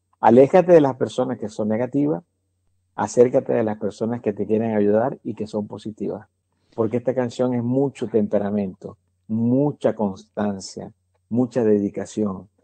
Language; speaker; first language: Spanish; native; Spanish